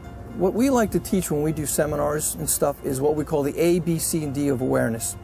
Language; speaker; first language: English; native; English